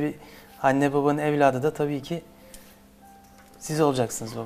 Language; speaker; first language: Turkish; native; Turkish